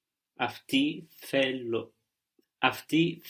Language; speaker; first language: Greek; non-native, learner; English